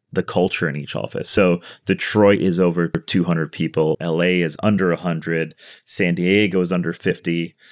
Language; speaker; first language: English; native; English